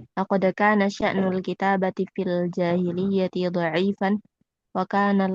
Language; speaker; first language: Arabic; non-native, learner; Indonesian